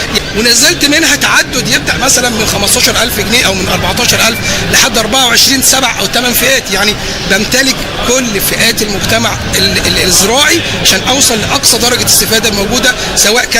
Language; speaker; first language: Arabic; native; Arabic